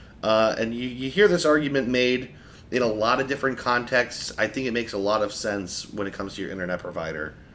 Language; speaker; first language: English; native; English